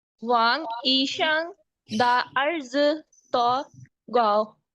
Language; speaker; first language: Chinese; non-native, learner; Urdu